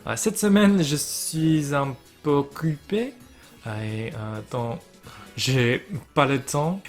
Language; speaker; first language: French; non-native, learner; English